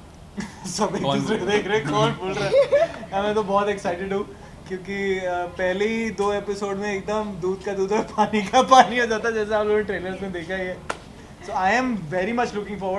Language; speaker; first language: Hindi; native; Hindi